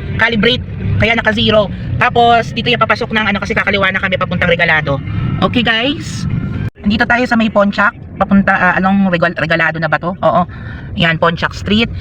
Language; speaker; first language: Filipino; native; Filipino